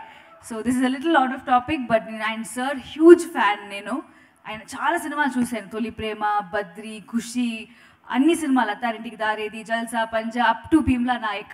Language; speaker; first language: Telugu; non-native, fluent; Tamil